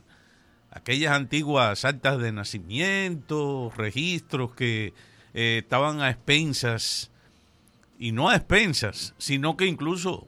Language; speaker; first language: Spanish; native; Spanish